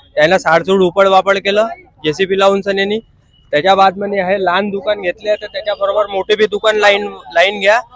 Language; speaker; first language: Marathi; non-native, local second language; Urdu